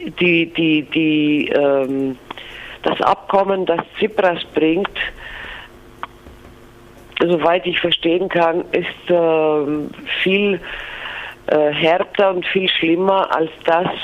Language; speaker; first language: German; non-native, fluent; Greek